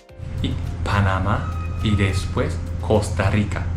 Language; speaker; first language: Spanish; non-native, learner; Japanese